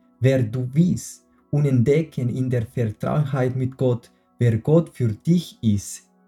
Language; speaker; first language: German; non-native, fluent; Spanish